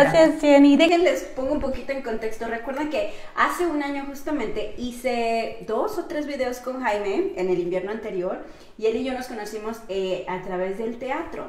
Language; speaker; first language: Spanish; native; Spanish